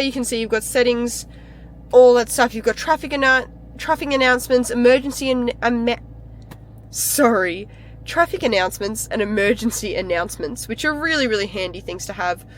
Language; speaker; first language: English; native; English